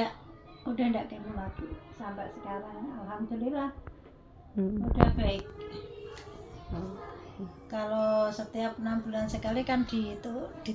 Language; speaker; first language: Indonesian; non-native, local second language; Javanese